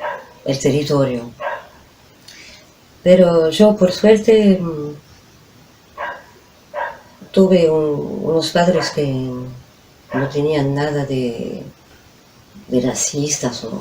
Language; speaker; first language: Spanish; non-native, fluent; French